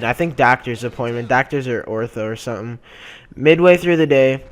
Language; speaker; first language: English; native; English